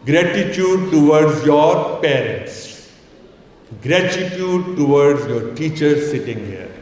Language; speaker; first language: English; non-native, local second language; Punjabi